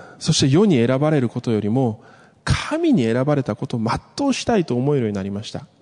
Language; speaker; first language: Japanese; early bilingual, other home language; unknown